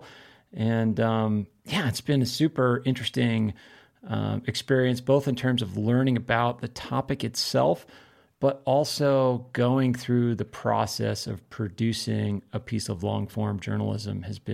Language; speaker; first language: English; native; English